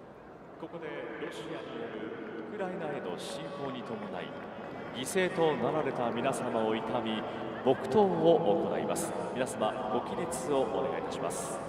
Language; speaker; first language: Japanese; native; Japanese